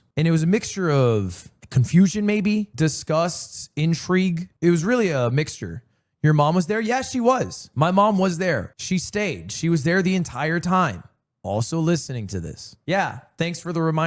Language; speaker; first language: English; native; English